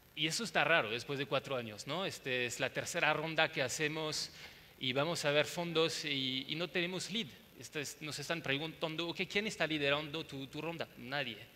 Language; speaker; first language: Spanish; non-native, fluent; French